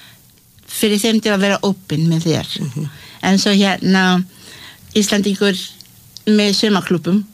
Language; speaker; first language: Icelandic; non-native, learner; Malay